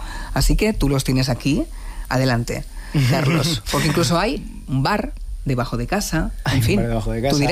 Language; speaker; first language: Spanish; native; Spanish